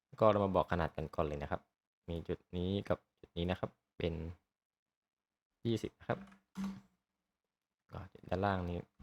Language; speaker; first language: Thai; native; Thai